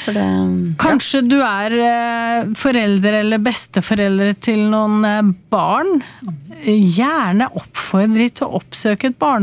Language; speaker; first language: Norwegian; native; Norwegian